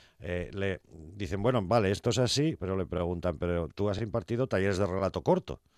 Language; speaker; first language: Spanish; native; Spanish